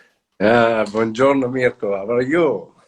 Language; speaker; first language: English; non-native, learner; Italian